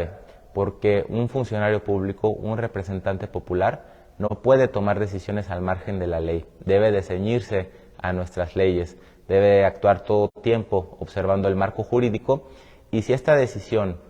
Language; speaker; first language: Spanish; native; Spanish